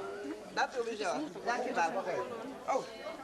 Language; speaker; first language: Dutch; non-native, learner; Estonian